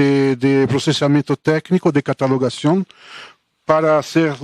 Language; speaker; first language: Spanish; non-native, fluent; Portuguese